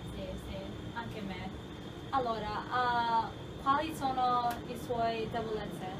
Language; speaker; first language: Italian; non-native, learner; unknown